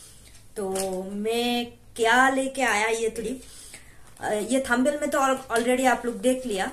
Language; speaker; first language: Hindi; non-native, local second language; Bangla